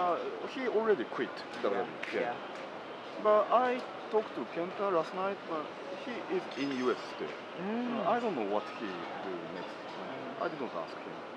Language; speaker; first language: English; non-native, learner; Japanese